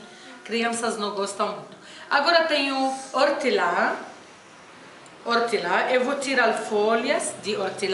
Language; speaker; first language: Portuguese; non-native, fluent; Arabic